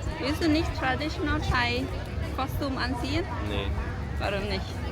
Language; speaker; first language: German; non-native, learner; Thai